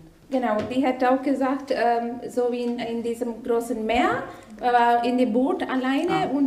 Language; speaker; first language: German; non-native, learner; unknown